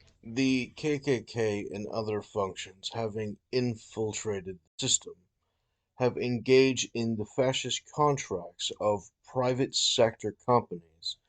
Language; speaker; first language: English; native; English